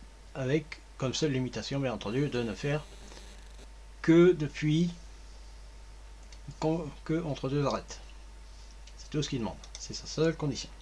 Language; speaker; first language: French; native; French